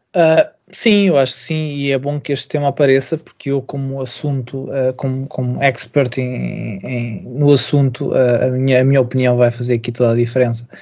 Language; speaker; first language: Portuguese; native; Portuguese